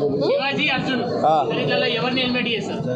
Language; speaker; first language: Telugu; native; Telugu